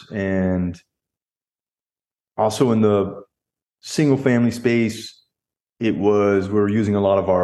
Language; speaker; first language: English; native; English